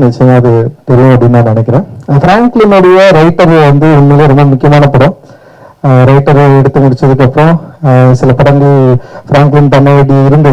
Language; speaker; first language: Tamil; native; Tamil